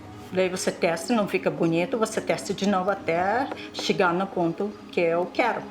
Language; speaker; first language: Portuguese; non-native, local second language; Russian